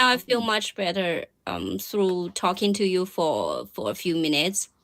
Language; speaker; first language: English; non-native, fluent; Chinese